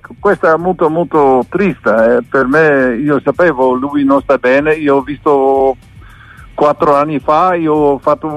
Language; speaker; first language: Italian; non-native, learner; Dutch